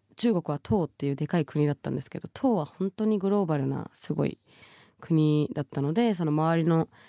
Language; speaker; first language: Japanese; early bilingual, other home language; Bangla